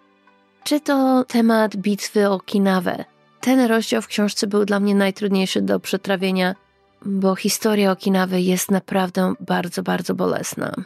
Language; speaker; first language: Polish; native; Polish